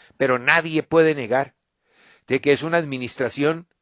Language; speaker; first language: Spanish; native; Spanish